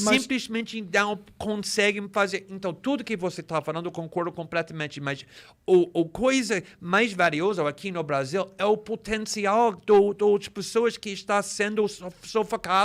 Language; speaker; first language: Portuguese; non-native, fluent; English